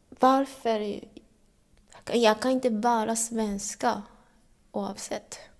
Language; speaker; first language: Swedish; non-native, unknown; Japanese